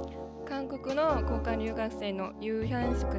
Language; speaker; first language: Japanese; non-native, learner; Korean